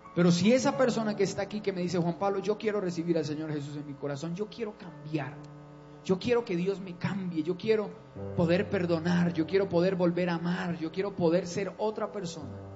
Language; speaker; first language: Spanish; native; Spanish